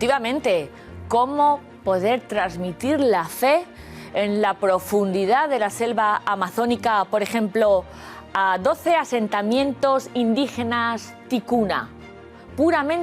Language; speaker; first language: Spanish; native; Spanish